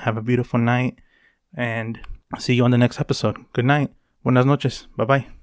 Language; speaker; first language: English; early bilingual, other home language; Spanish